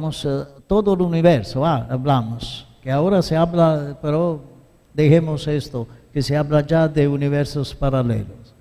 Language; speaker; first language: Spanish; non-native, fluent; Italian